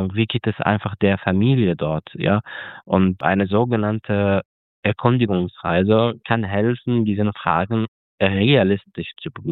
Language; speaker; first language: German; non-native, fluent; Arabic